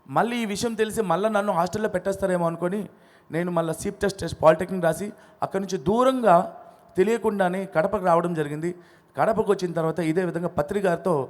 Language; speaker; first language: Telugu; non-native, local second language; Odia